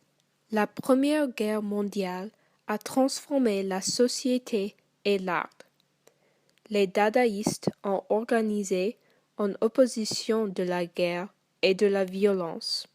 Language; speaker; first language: French; non-native, learner; English